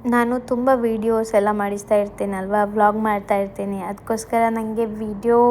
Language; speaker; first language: Kannada; non-native, local second language; Tulu